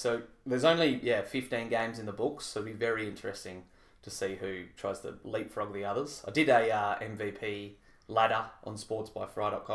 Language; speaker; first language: English; native; English